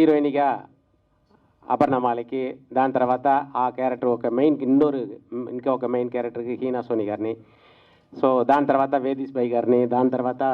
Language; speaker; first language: Telugu; native; Telugu